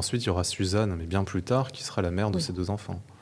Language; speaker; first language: French; native; French